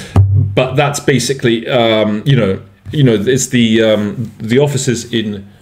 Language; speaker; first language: English; native; English